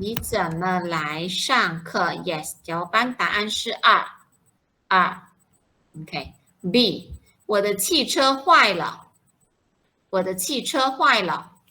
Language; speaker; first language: Chinese; non-native, fluent; Malay